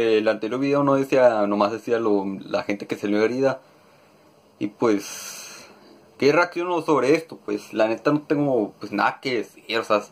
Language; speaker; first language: Spanish; native; Spanish